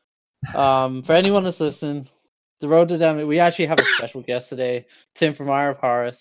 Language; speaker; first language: English; native; English